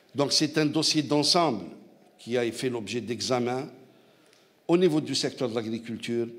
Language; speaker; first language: French; non-native, local second language; Arabic